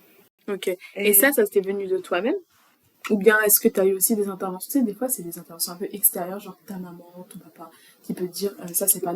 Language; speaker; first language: French; native; French